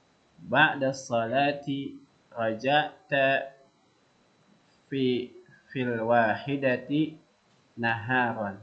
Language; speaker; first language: Arabic; non-native, fluent; Indonesian